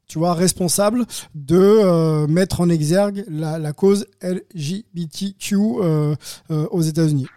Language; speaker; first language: French; native; French